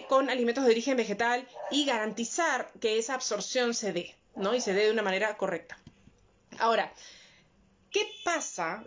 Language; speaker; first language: Spanish; native; Spanish